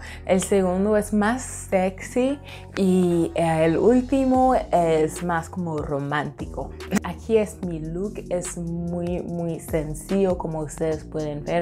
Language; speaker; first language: Spanish; non-native, fluent; English